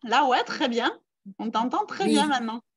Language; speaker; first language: French; native; French